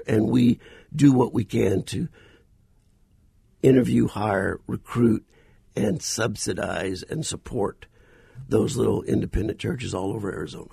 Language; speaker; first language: English; native; English